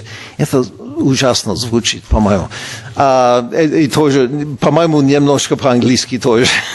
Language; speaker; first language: Russian; non-native, fluent; English